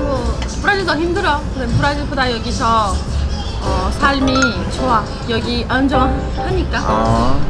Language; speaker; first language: Korean; non-native, learner; Portuguese